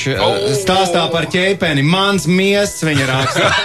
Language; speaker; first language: Latvian; non-native, fluent; Spanish